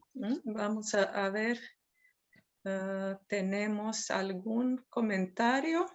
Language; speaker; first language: Spanish; non-native, fluent; Serbian